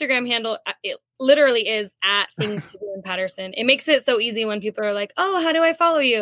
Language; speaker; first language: English; native; English